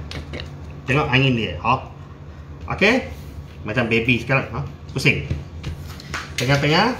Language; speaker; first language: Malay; non-native, local second language; Chinese